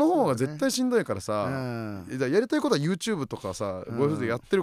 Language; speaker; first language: Japanese; native; Japanese